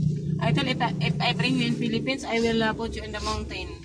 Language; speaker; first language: English; non-native, local second language; Filipino